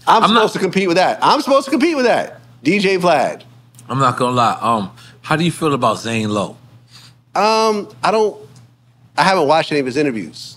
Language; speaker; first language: English; native; English